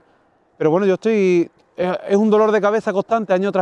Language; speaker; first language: Spanish; native; Spanish